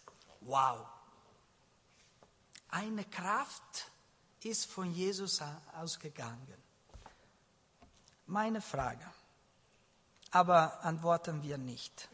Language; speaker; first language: German; non-native, learner; Italian